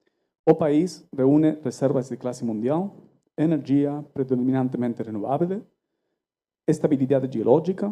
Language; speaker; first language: Portuguese; non-native, fluent; Spanish